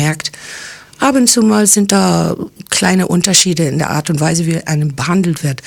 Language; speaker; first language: German; non-native, fluent; English